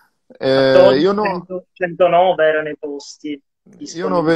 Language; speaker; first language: Italian; native; Italian